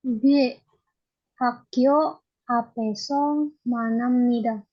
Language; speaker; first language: Korean; non-native, learner; Indonesian